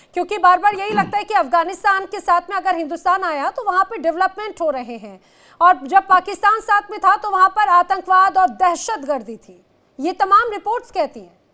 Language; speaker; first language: Hindi; native; Hindi